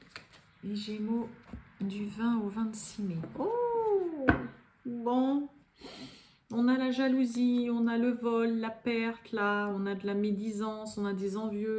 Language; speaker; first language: French; native; French